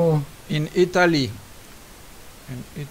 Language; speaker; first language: English; non-native, learner; French